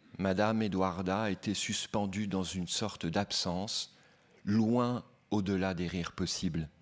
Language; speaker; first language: French; native; French